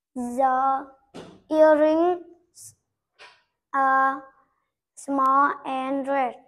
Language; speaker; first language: English; non-native, learner; Vietnamese